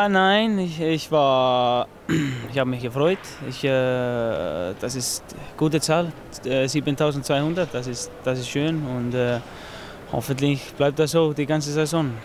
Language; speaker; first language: German; non-native, fluent; Icelandic